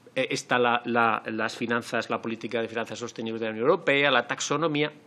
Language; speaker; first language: Spanish; native; Spanish